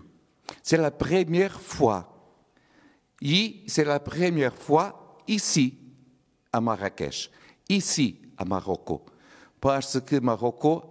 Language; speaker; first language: French; non-native, learner; Portuguese